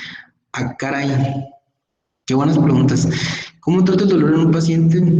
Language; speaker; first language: Spanish; native; Spanish